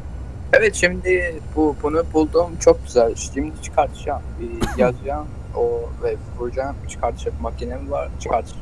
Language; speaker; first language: Turkish; early bilingual, heritage; Turkish